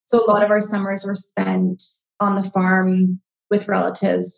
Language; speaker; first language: English; native; English